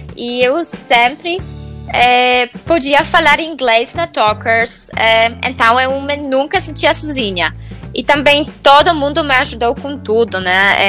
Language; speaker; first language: Portuguese; non-native, fluent; Polish